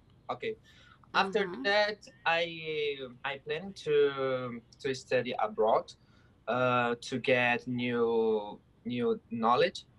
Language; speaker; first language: English; non-native, learner; Portuguese